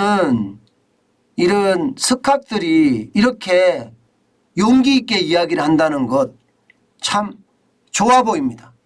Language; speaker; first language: Korean; native; Korean